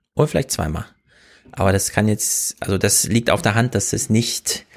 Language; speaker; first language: German; native; German